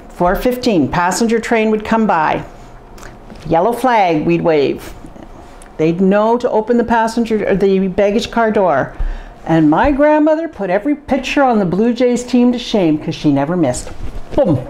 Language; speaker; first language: English; native; English